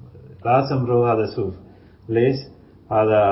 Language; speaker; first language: Arabic; non-native, learner; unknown